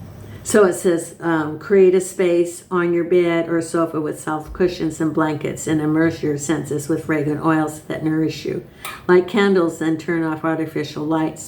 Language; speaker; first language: English; native; English